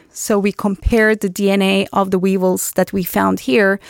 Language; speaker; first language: English; non-native, fluent; Turkish